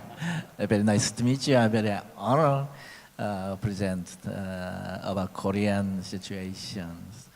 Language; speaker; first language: English; non-native, learner; Korean